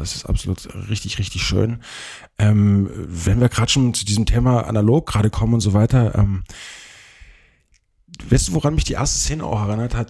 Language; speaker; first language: German; native; German